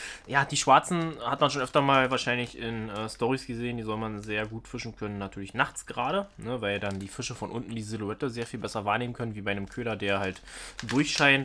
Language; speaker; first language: German; native; German